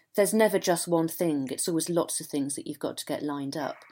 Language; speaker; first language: English; native; English